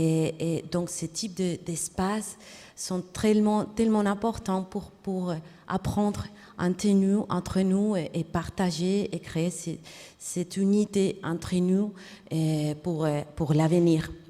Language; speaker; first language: French; non-native, fluent; Spanish